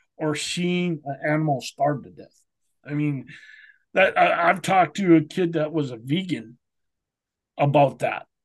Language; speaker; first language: English; native; English